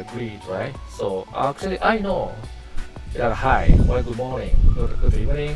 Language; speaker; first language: English; non-native, learner; Japanese